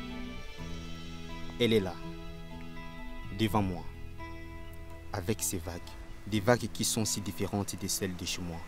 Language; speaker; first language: French; non-native, local second language; Lingala